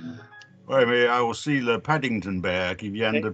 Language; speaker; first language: French; non-native, fluent; English